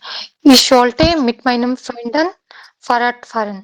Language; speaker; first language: German; non-native, learner; Hindi